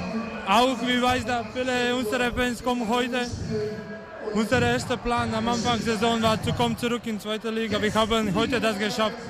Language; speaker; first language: German; non-native, learner; Croatian